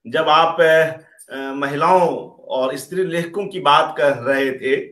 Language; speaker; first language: Hindi; native; Hindi